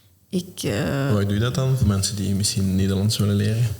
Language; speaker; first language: Dutch; native; Dutch